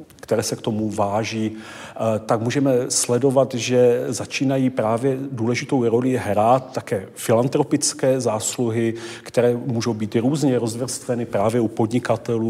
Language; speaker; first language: Czech; native; Czech